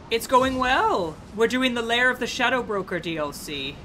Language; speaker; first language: English; native; English